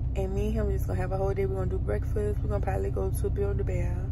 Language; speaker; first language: English; native; English